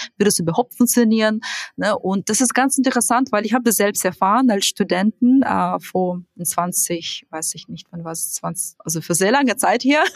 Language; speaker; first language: German; non-native, fluent; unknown